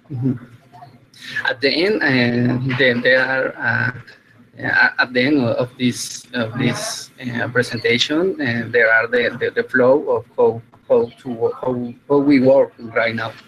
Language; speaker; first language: English; non-native, fluent; Spanish